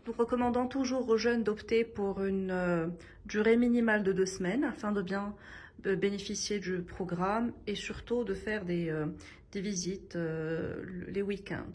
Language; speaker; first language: French; non-native, local second language; Arabic